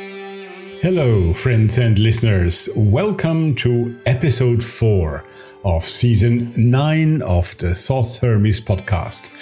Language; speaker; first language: English; non-native, fluent; German